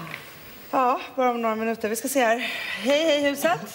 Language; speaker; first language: Swedish; native; Swedish